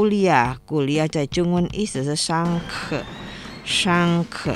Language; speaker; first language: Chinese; non-native, fluent; Indonesian